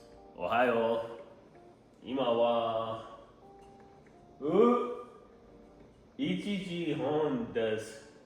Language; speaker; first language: Japanese; non-native, learner; English